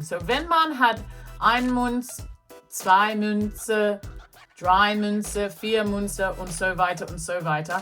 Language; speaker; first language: German; non-native, learner; English